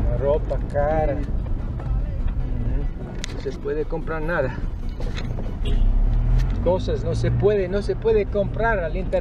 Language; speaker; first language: Spanish; non-native, learner; English